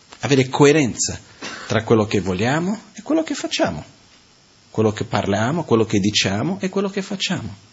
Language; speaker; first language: Italian; non-native, fluent; Portuguese